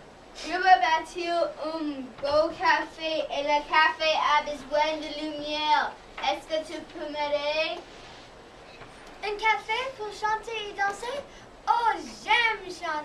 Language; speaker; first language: French; non-native, learner; English